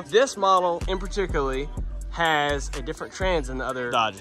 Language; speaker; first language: English; native; English